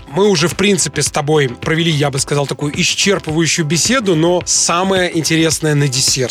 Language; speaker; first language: Russian; native; Russian